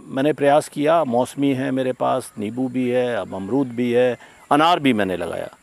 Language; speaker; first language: Hindi; native; Hindi